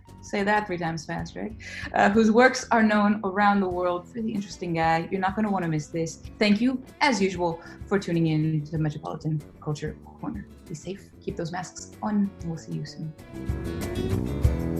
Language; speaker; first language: English; native; English